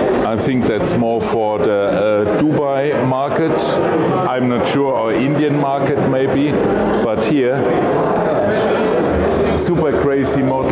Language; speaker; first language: English; non-native, fluent; German